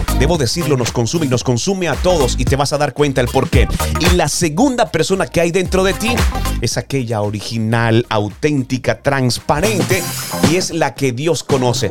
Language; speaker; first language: Spanish; native; Spanish